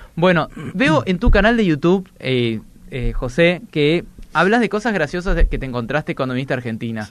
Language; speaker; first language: Spanish; native; Spanish